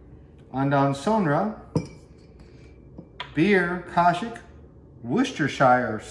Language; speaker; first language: Turkish; non-native, learner; English